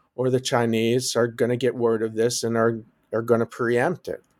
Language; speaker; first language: English; native; English